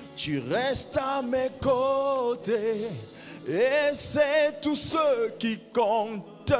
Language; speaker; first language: French; non-native, local second language; Lingala